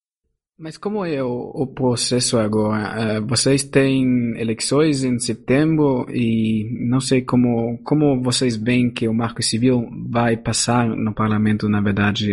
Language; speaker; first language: Portuguese; non-native, fluent; German